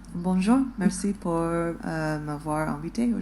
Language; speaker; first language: French; non-native, fluent; English